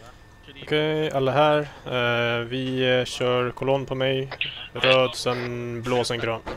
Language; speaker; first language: Swedish; native; Swedish